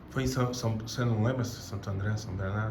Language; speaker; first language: Portuguese; native; Portuguese